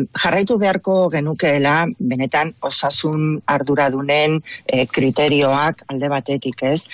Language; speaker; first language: Basque; non-native, local second language; Spanish